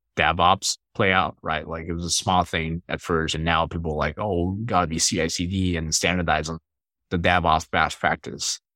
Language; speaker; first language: English; non-native, fluent; Chinese